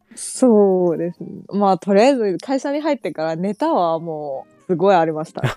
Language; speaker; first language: Japanese; non-native, fluent; Chinese